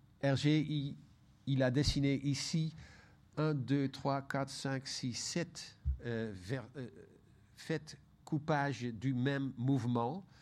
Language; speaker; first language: French; non-native, fluent; Dutch